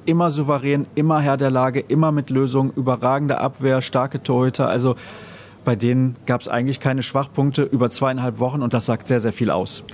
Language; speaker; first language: German; native; German